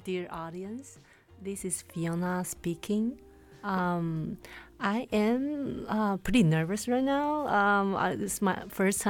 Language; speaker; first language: English; non-native, fluent; Chinese